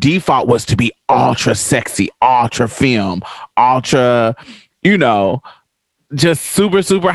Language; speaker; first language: English; native; English